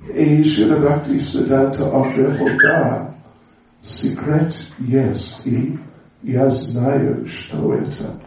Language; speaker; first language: Russian; non-native, learner; English